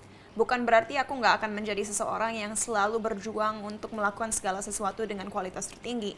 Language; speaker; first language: Indonesian; early bilingual, heritage; Indonesian